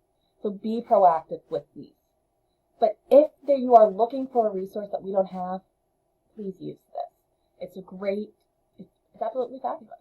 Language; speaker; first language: English; native; English